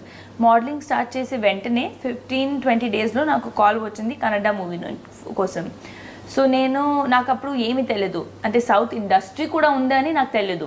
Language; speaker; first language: Telugu; non-native, fluent; Hindi